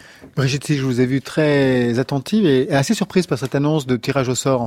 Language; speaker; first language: French; native; French